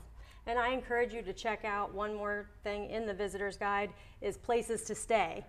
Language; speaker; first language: English; native; English